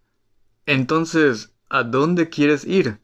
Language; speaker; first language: Spanish; non-native, fluent; Japanese